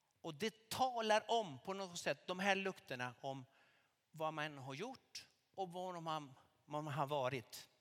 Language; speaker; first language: Swedish; non-native, fluent; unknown